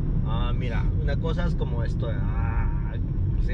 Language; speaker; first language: Spanish; non-native, learner; Japanese